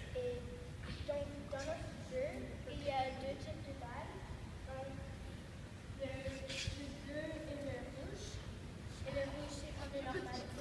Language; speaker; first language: French; non-native, learner; English